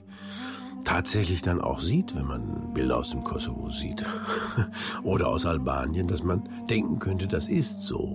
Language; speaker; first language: German; native; German